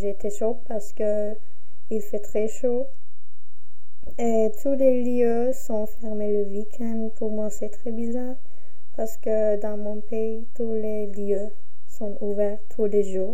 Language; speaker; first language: French; non-native, learner; Turkish